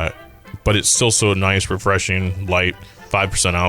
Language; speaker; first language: English; native; English